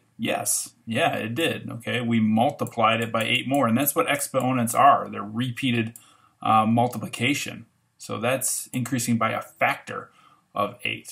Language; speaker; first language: English; native; English